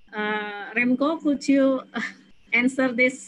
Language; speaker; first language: English; non-native, fluent; Indonesian